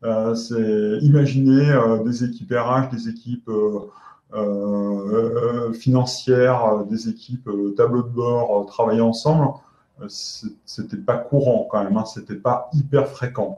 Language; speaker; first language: French; native; French